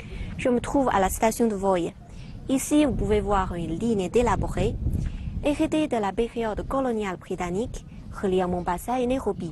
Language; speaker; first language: French; non-native, fluent; Chinese